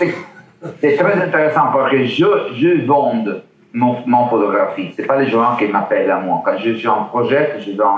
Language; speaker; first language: French; non-native, learner; Italian